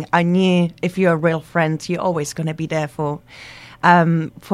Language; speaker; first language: English; non-native, fluent; Czech